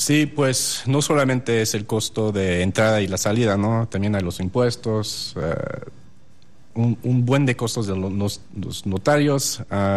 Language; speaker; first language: Spanish; non-native, fluent; French